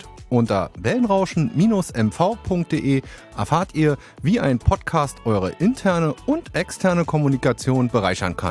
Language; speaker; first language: German; native; German